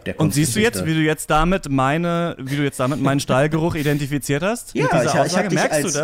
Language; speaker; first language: German; native; German